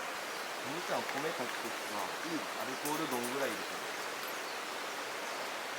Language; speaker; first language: Japanese; native; Japanese